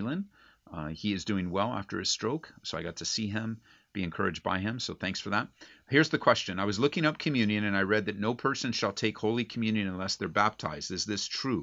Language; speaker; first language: English; native; English